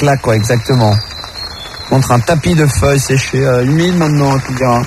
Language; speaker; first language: French; native; French